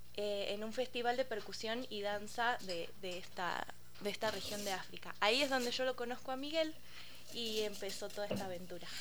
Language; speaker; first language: Spanish; native; Spanish